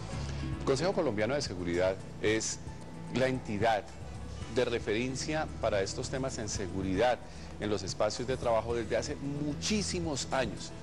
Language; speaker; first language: Spanish; native; Spanish